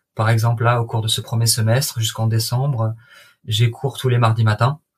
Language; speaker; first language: French; native; French